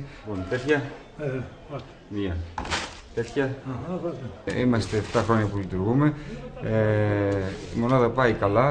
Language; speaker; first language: Greek; native; Greek